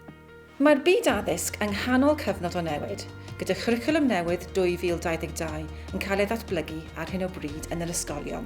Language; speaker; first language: Welsh; non-native, local second language; English